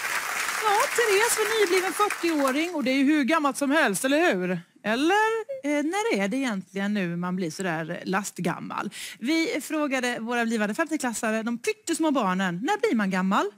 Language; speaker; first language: Swedish; native; Swedish